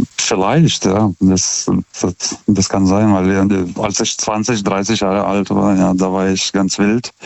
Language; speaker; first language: German; non-native, fluent; Lithuanian